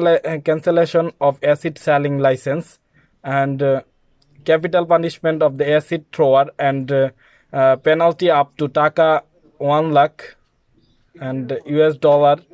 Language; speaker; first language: English; non-native, learner; Bangla